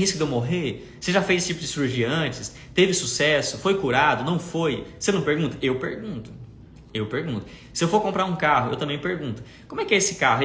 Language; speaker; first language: Portuguese; native; Portuguese